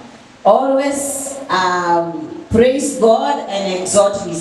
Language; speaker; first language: English; non-native, fluent; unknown